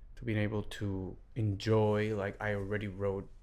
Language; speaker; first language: English; non-native, fluent; Spanish